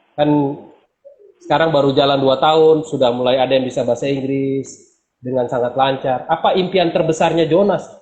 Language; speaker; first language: Indonesian; native; Indonesian